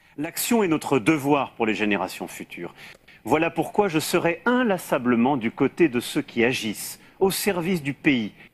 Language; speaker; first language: French; native; French